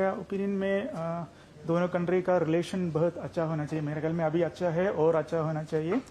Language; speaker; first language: Hindi; non-native, local second language; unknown